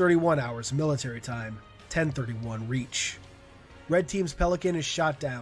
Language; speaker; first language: English; native; English